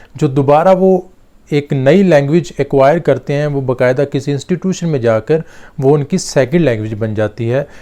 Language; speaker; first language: Urdu; native; Urdu